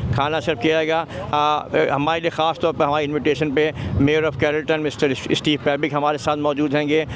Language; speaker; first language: Urdu; native; Urdu